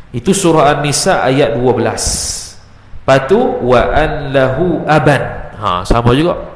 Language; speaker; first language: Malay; native; Malay